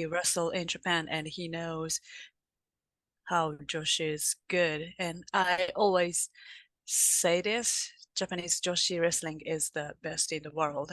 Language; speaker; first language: English; non-native, learner; Japanese